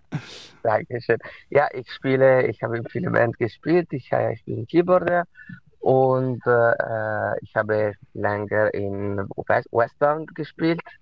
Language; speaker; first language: German; non-native, local second language; Italian